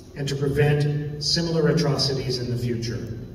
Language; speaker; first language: English; native; English